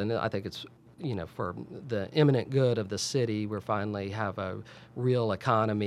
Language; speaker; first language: English; native; English